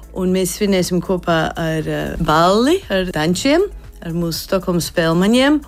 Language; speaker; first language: Latvian; early bilingual, heritage; Latvian